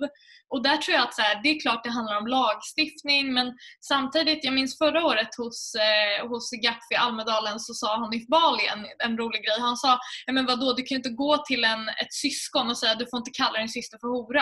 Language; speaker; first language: Swedish; native; Swedish